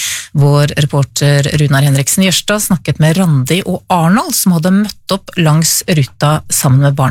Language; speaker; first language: Norwegian; native; Norwegian